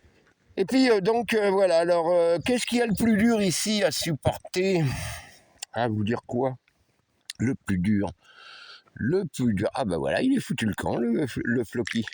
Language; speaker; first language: French; native; French